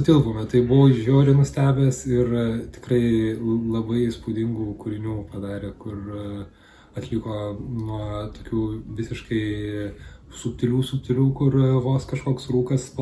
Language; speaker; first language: Lithuanian; native; Lithuanian